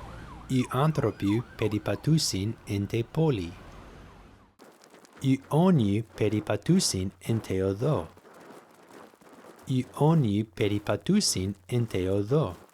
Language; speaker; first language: Greek; non-native, fluent; English